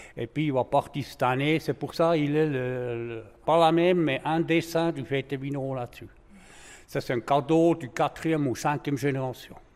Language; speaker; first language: French; non-native, local second language; Swiss German